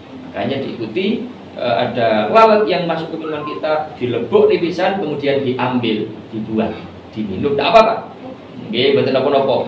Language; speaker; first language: Indonesian; non-native, local second language; Javanese